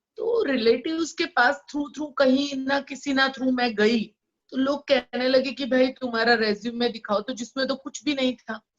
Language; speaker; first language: Hindi; non-native, local second language; Gujarati